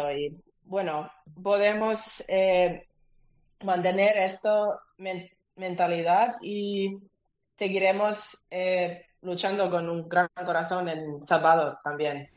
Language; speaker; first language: Spanish; non-native, learner; Finnish